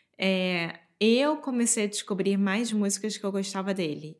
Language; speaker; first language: Portuguese; native; Portuguese